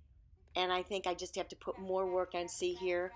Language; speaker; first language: English; native; English